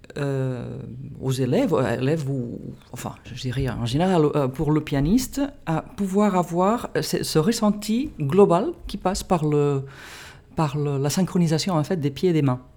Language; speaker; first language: French; non-native, fluent; Catalan